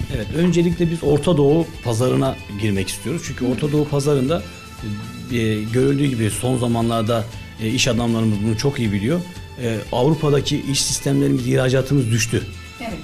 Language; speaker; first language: Turkish; native; Turkish